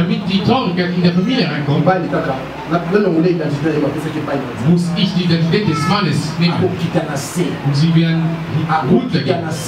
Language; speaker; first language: German; non-native, learner; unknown